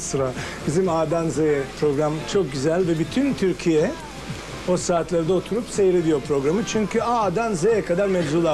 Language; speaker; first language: Turkish; non-native, fluent; English